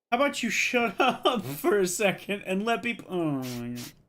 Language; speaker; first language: English; native; English